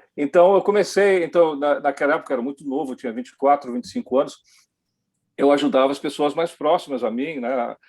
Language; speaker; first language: Portuguese; early bilingual, other home language; Dutch